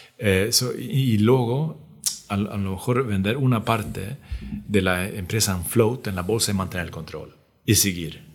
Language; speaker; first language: Spanish; non-native, fluent; Swedish